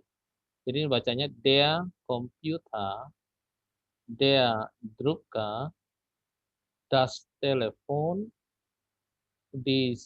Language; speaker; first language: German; non-native, fluent; Indonesian